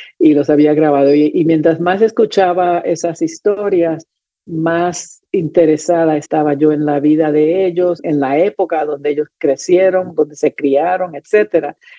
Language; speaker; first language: Spanish; native; Spanish